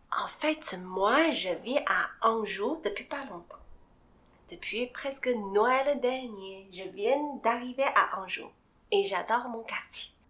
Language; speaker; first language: French; non-native, fluent; Chinese